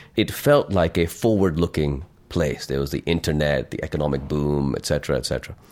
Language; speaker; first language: English; non-native, local second language; Urdu